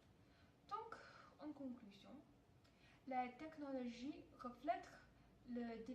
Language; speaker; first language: French; non-native, learner; English